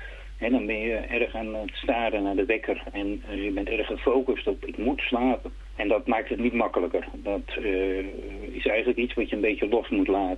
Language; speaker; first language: Dutch; native; Dutch